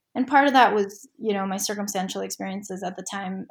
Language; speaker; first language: English; early bilingual, other home language; Spanish